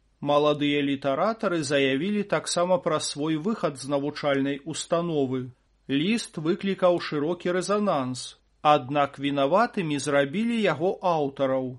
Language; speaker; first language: Belarusian; native; Belarusian